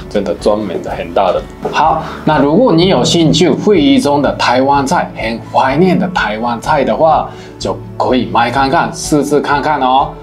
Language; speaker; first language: Chinese; non-native, fluent; Japanese